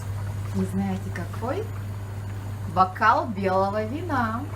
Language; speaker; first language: Russian; native; Russian